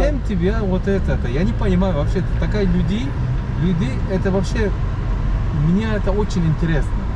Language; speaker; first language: Russian; non-native, learner; Turkish